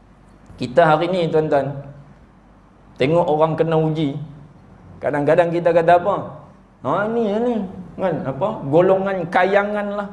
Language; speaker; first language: Malay; native; Malay